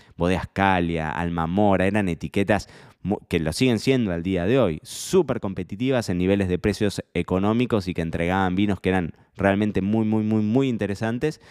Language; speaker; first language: Spanish; native; Spanish